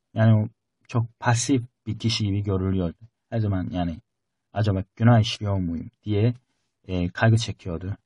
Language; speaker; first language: Turkish; non-native, fluent; Korean